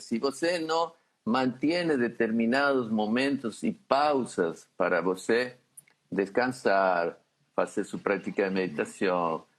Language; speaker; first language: Portuguese; non-native, fluent; Spanish